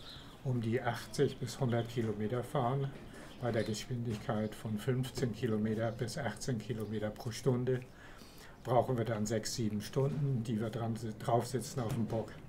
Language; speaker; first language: German; native; German